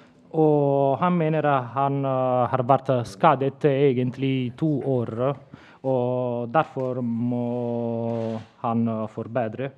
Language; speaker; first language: Norwegian; non-native, fluent; Italian